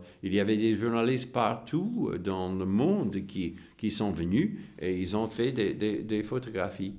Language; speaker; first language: French; non-native, fluent; English